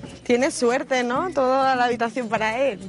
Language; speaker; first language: Spanish; native; Spanish